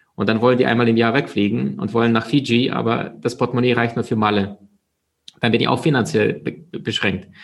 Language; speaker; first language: German; early bilingual, other home language; Russian